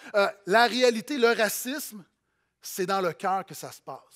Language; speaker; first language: French; native; French